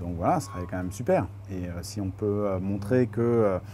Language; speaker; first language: French; native; French